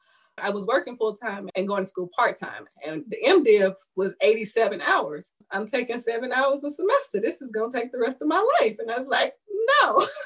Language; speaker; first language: English; native; English